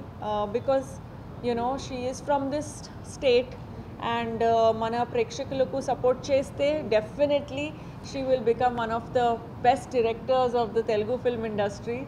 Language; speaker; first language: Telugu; non-native, fluent; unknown